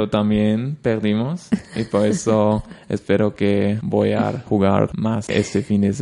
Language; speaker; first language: Spanish; non-native, learner; German